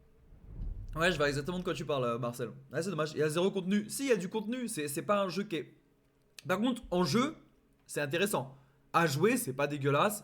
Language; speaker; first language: French; native; French